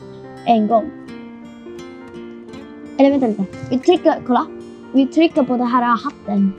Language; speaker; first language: Swedish; non-native, learner; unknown